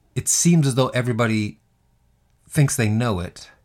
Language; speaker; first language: English; native; English